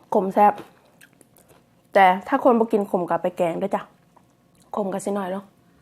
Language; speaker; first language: Thai; native; Thai